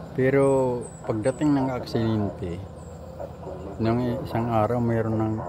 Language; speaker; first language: Filipino; non-native, local second language; Waray